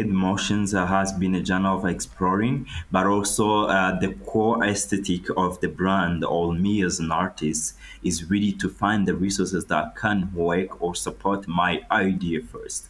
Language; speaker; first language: English; non-native, local second language; Kinyarwanda